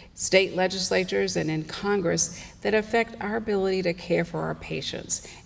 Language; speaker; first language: English; native; English